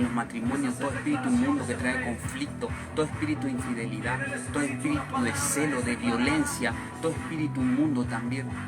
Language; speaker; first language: Spanish; native; Spanish